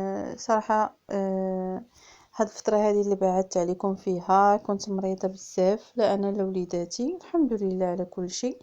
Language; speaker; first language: Arabic; native; Arabic